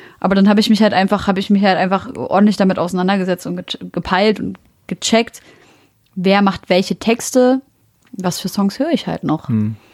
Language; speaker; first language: German; early bilingual, other home language; Arabic